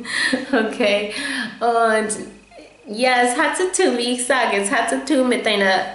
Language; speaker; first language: German; non-native, fluent; English